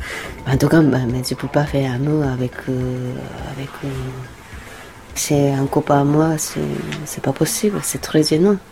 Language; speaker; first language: French; non-native, learner; Japanese